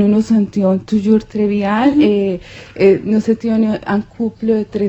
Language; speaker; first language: French; non-native, fluent; Spanish